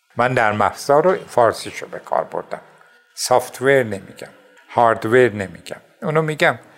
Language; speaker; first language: Persian; non-native, local second language; Azerbaijani